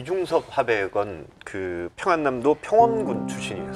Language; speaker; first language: Korean; native; Korean